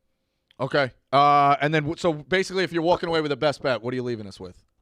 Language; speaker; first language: English; native; English